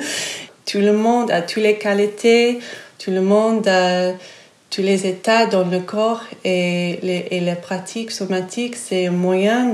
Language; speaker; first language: French; non-native, fluent; English